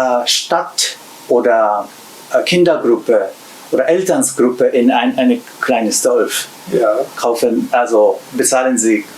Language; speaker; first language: German; non-native, learner; Japanese